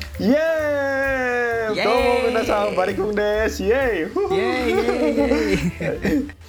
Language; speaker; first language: Japanese; non-native, learner; Indonesian